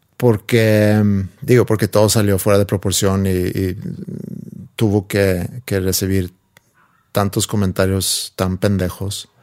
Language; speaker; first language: Spanish; non-native, fluent; Swedish